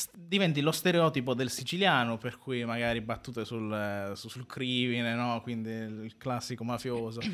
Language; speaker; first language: Italian; native; Italian